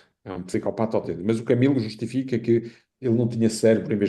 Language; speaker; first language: Portuguese; native; Portuguese